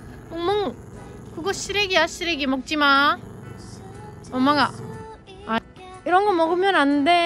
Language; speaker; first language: Korean; non-native, learner; Hindi